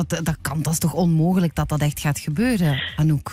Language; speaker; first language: Dutch; native; Dutch